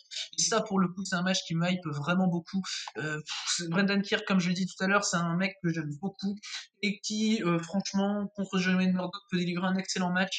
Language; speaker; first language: French; native; French